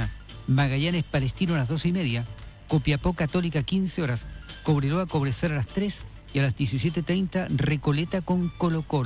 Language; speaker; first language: Spanish; native; Spanish